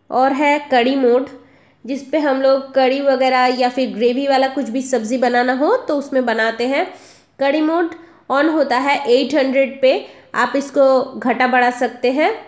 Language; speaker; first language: Hindi; non-native, local second language; Bangla